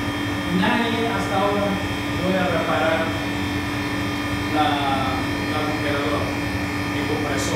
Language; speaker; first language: Spanish; non-native, learner; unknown